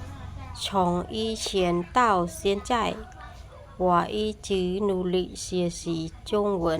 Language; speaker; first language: Chinese; non-native, learner; Khmer